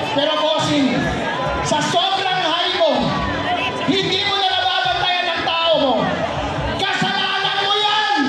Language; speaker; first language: Filipino; non-native, local second language; Iloko